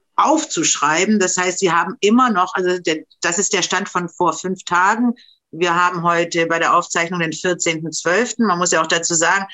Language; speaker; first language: German; non-native, fluent; Romanian